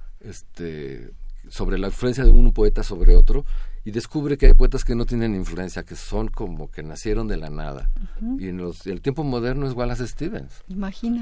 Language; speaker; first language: Spanish; native; Spanish